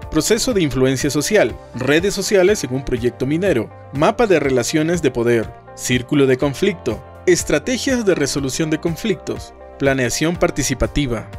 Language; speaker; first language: Spanish; native; Spanish